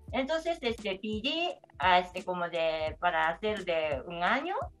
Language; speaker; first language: Spanish; non-native, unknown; Japanese